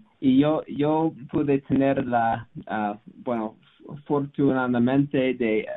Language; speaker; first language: Spanish; non-native, learner; English